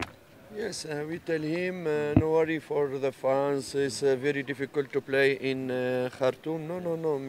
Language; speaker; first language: English; non-native, learner; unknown